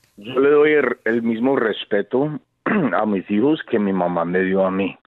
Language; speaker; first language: Spanish; early bilingual, heritage; Spanish